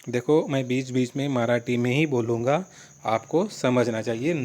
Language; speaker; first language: Hindi; non-native, local second language; Marathi